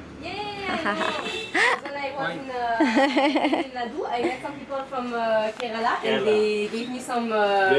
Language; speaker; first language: English; non-native, learner; French